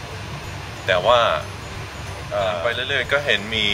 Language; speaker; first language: Thai; non-native, fluent; Dutch